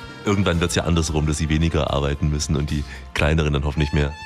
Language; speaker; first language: German; native; German